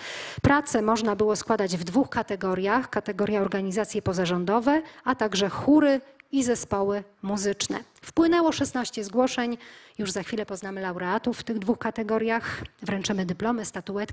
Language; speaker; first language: Polish; native; Polish